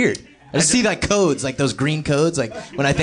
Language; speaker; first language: English; native; English